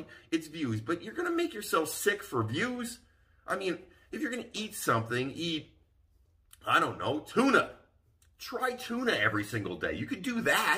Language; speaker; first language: English; native; English